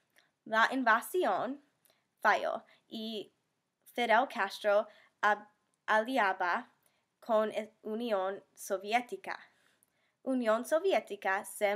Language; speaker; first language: Spanish; non-native, learner; English